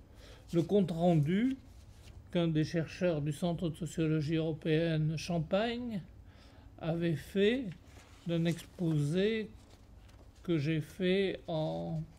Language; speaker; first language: French; native; French